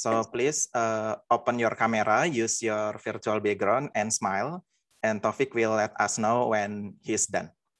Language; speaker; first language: English; non-native, fluent; Indonesian